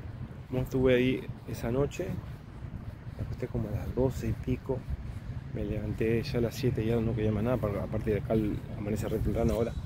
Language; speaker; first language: Spanish; native; Spanish